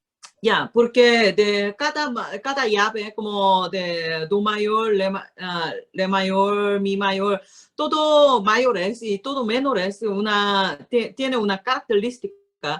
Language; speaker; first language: Spanish; non-native, learner; Korean